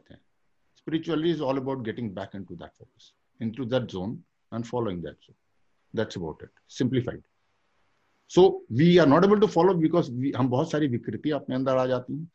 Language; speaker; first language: English; non-native, local second language; Hindi